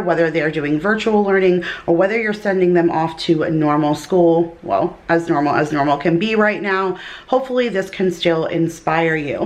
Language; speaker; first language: English; native; English